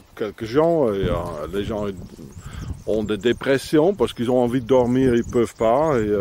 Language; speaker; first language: French; non-native, fluent; Dutch